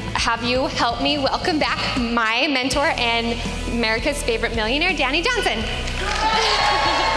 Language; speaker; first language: English; native; English